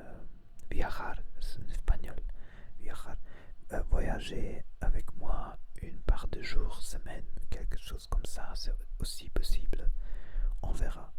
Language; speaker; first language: French; non-native, learner; Spanish